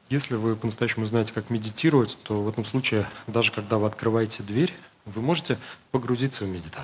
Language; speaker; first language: Russian; native; Russian